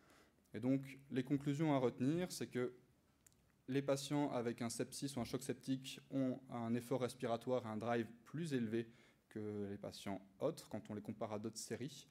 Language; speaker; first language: French; native; French